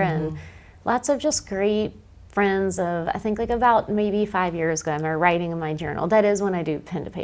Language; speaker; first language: English; native; English